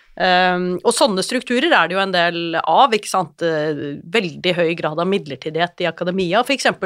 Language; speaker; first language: Norwegian; native; Norwegian